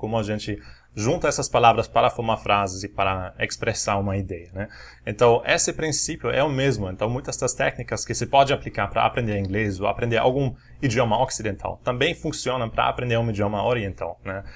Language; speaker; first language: Portuguese; non-native, fluent; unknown